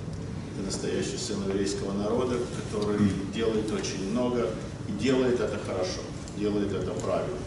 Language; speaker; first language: Russian; early bilingual, other home language; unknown